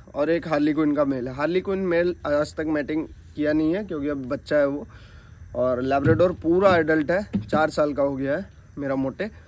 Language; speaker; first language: Hindi; non-native, local second language; Odia